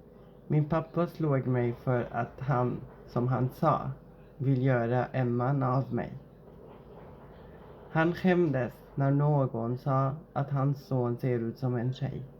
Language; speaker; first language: Swedish; non-native, fluent; Arabic